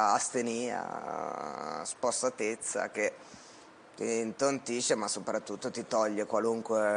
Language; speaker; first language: Italian; native; Italian